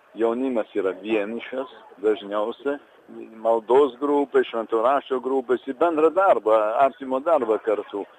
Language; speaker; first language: Lithuanian; early bilingual, heritage; Lithuanian